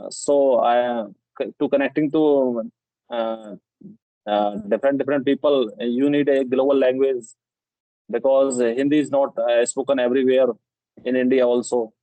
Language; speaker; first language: English; non-native, local second language; Hindi